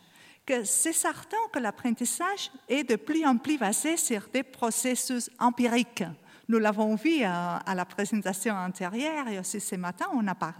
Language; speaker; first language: French; non-native, learner; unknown